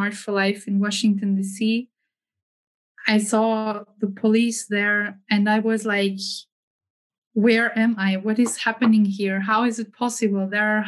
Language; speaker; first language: English; non-native, fluent; German